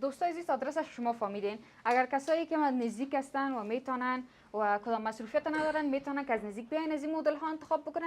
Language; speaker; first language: Persian; native; Persian